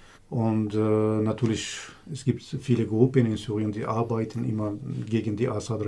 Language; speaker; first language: German; non-native, learner; Kurdish